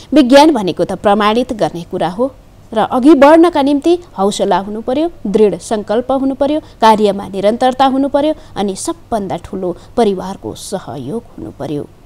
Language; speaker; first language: Nepali; native; Nepali